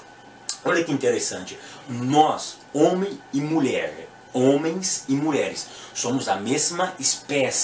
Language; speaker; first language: Portuguese; native; Portuguese